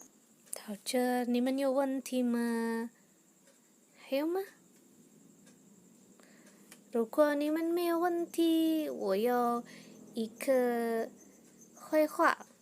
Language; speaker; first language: Chinese; non-native, learner; Indonesian